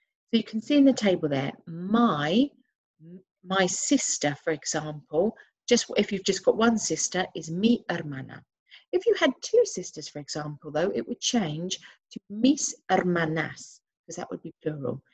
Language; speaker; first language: English; native; English